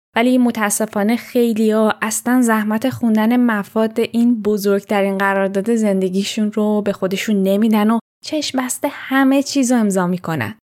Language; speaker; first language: Persian; native; Persian